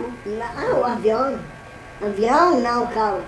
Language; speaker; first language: Portuguese; non-native, learner; Italian